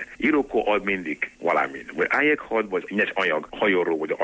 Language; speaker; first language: Hungarian; non-native, learner; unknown